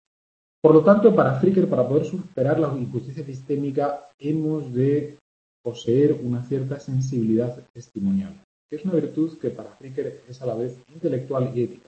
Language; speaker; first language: Spanish; native; Spanish